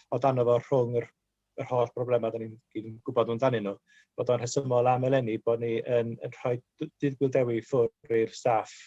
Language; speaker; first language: Welsh; native; Welsh